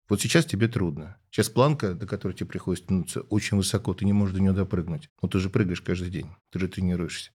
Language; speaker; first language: Russian; native; Russian